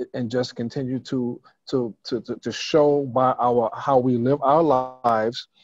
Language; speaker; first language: English; native; English